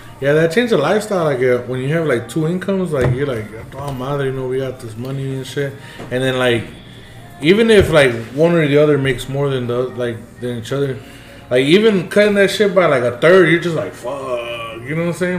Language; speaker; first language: English; early bilingual, other home language; Spanish